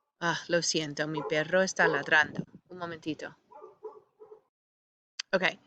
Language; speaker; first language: Spanish; non-native, fluent; English